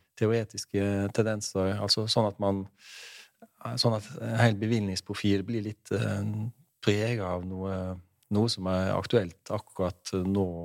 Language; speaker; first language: Norwegian; native; Norwegian